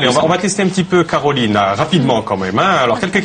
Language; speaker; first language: French; native; French